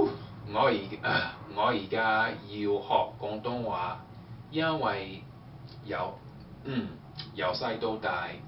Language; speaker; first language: Cantonese; non-native, learner; English